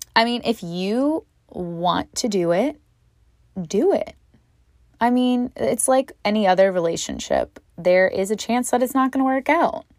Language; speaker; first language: English; native; English